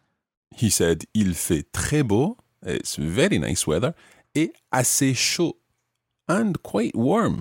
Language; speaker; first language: French; non-native, fluent; English